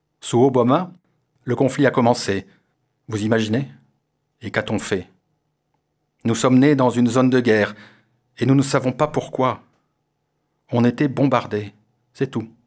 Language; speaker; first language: French; non-native, learner; Armenian